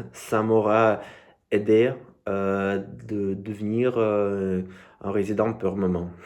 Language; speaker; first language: French; non-native, learner; Russian